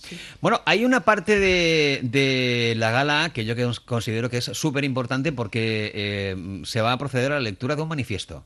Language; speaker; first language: Spanish; native; Spanish